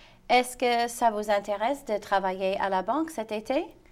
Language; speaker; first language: French; non-native, fluent; English